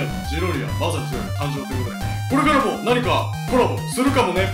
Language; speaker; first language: Japanese; native; Japanese